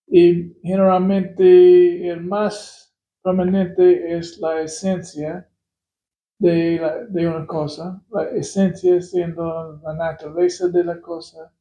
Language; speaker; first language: Spanish; non-native, fluent; English